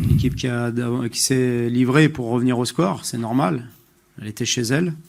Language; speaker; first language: French; native; French